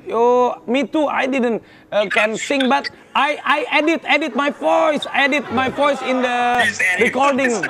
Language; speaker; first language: English; non-native, learner; Indonesian